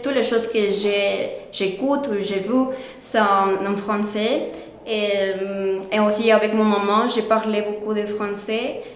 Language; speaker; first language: French; non-native, learner; Spanish